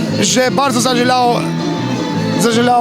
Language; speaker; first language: Polish; non-native, fluent; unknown